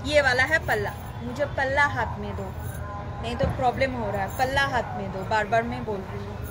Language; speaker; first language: Hindi; non-native, local second language; Bangla